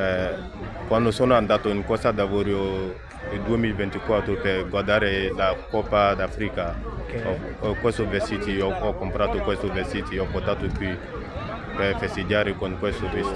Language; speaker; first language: Italian; non-native, learner; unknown